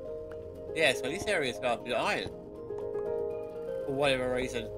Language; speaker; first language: English; native; English